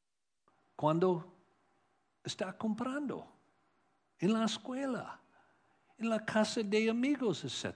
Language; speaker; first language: Spanish; non-native, learner; English